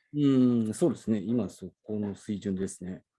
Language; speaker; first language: Japanese; native; Japanese